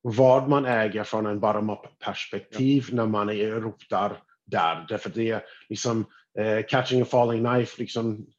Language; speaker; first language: Swedish; non-native, fluent; English